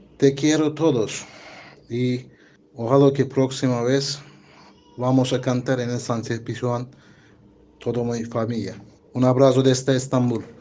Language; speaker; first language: Spanish; non-native, learner; Turkish